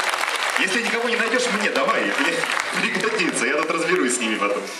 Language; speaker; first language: Russian; native; Russian